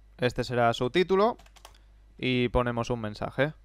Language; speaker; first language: Spanish; native; Spanish